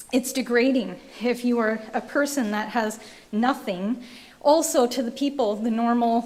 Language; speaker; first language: English; native; English